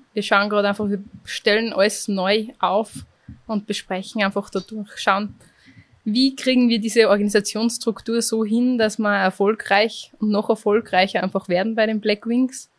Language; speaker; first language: German; native; German